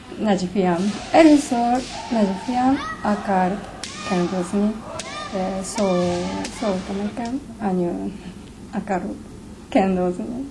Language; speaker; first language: Hungarian; non-native, learner; Japanese